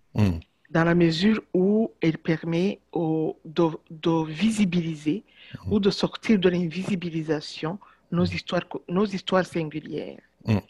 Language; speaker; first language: French; non-native, local second language; Kinyarwanda